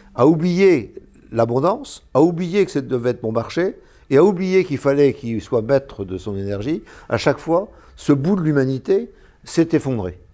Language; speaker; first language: French; native; French